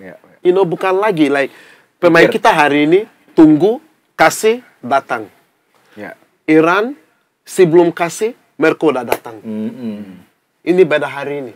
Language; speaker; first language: Indonesian; non-native, fluent; English